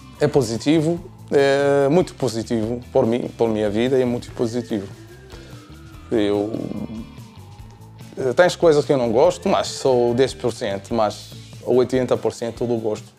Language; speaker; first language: Portuguese; non-native, learner; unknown